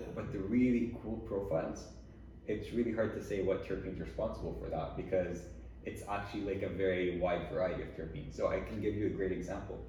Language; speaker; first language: English; early bilingual, other home language; Arabic